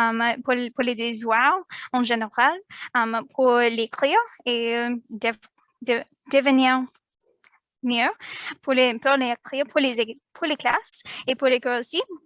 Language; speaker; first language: French; non-native, learner; English